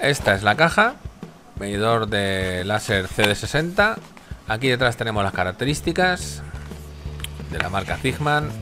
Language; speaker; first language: Spanish; native; Spanish